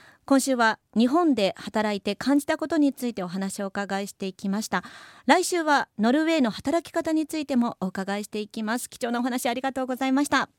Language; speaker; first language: Japanese; native; Japanese